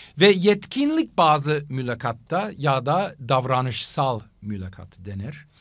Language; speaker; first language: Turkish; non-native, fluent; English